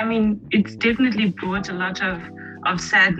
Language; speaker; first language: English; native; English